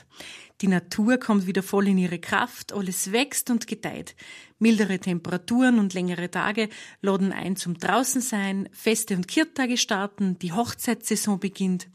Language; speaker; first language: German; native; German